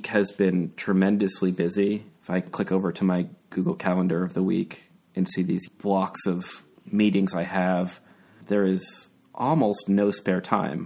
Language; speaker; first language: English; native; English